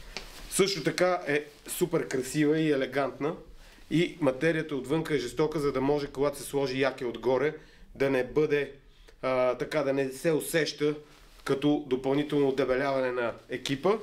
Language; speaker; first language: Bulgarian; native; Bulgarian